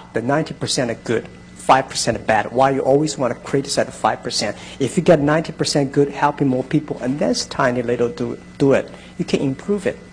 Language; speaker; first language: English; non-native, fluent; Chinese